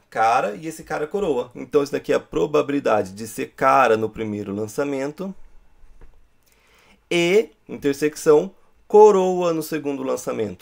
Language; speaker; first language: Portuguese; native; Portuguese